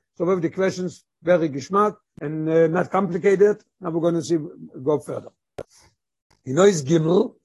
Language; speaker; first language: English; non-native, fluent; Hebrew